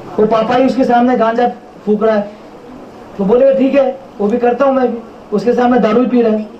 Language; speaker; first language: Hindi; non-native, local second language; Manipuri